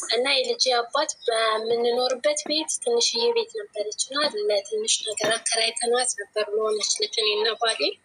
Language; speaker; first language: Amharic; native; Amharic